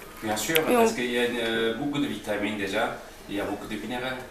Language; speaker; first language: French; non-native, learner; Korean